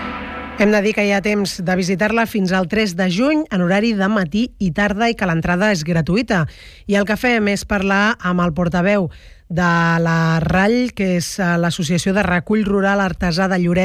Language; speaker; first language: Catalan; native; Catalan